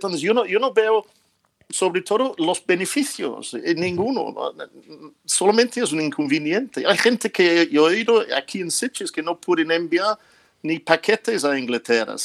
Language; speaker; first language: Spanish; non-native, fluent; English